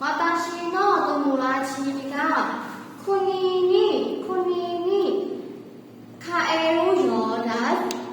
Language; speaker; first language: Japanese; non-native, learner; Burmese